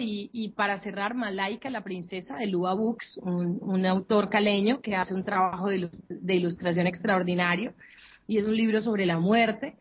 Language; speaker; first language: Spanish; native; Spanish